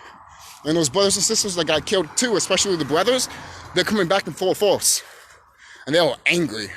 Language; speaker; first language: English; native; English